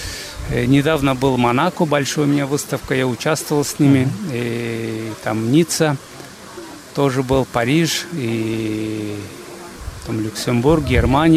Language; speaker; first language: Russian; non-native, fluent; Azerbaijani